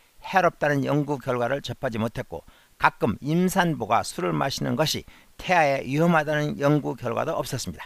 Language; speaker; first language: Korean; native; Korean